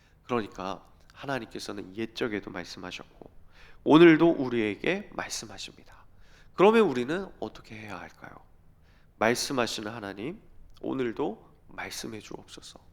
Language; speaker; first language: Korean; native; Korean